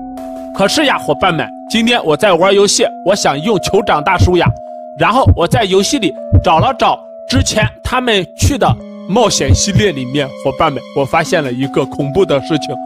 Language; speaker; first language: Chinese; native; Chinese